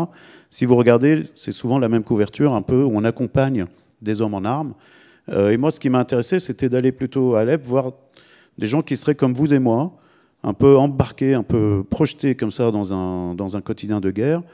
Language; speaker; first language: French; native; French